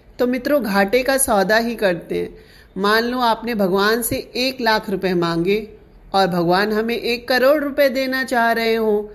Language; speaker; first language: Hindi; non-native, local second language; Sindhi